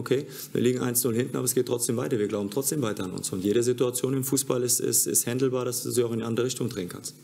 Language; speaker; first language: German; native; German